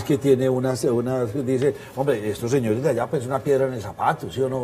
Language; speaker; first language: Spanish; native; Spanish